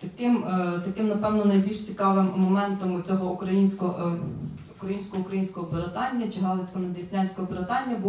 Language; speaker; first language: Ukrainian; native; Ukrainian